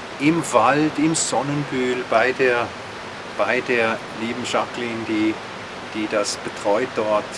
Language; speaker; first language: German; native; German